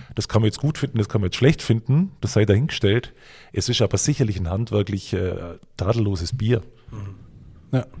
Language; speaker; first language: German; native; German